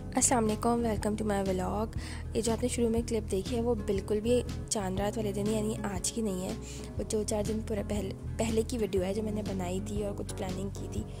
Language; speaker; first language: Urdu; native; Urdu